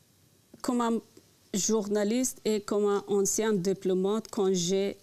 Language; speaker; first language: French; non-native, learner; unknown